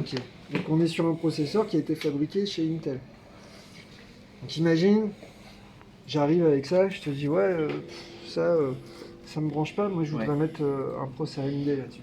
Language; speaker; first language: French; native; French